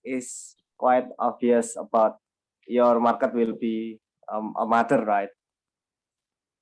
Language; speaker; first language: English; non-native, learner; Indonesian